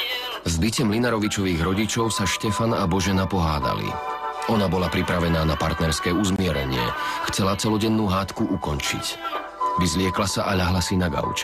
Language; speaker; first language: Slovak; native; Slovak